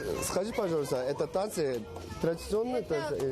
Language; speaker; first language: Russian; non-native, learner; Korean